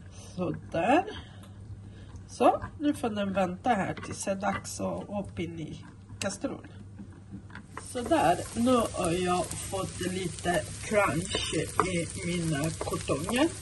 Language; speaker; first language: Swedish; non-native, fluent; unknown